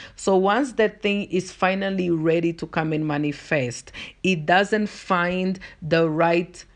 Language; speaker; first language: English; non-native, fluent; Portuguese